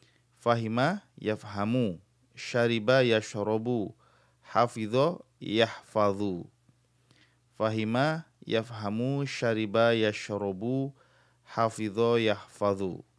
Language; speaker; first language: Arabic; non-native, fluent; Indonesian